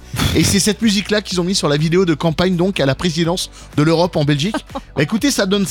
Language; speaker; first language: French; native; French